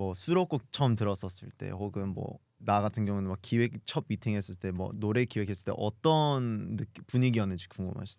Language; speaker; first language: Korean; early bilingual, other home language; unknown